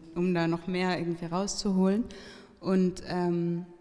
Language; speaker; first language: German; native; German